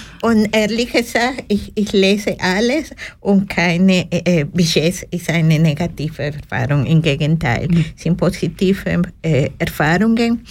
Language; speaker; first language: German; non-native, learner; Spanish